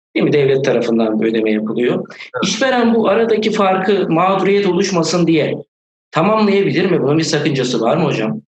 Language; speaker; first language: Turkish; native; Turkish